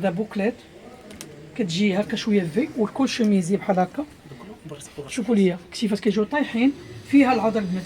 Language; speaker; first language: Arabic; native; Arabic